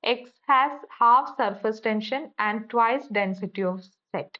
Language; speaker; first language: English; non-native, local second language; Malayalam